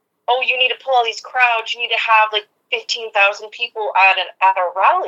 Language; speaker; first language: English; native; English